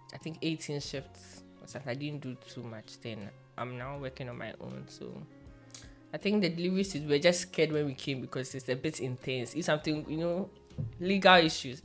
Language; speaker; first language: English; non-native, local second language; Akan